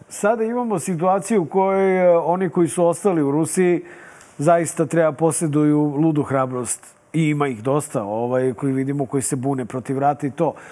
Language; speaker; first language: Serbian; native; Serbian